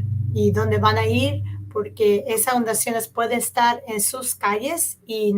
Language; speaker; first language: Spanish; early bilingual, heritage; Spanish